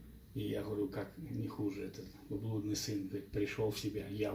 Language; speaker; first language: Russian; native; Russian